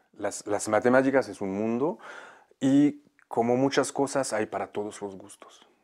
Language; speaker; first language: Spanish; non-native, fluent; Arabic